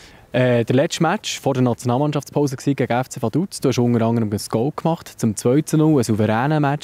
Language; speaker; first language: German; native; German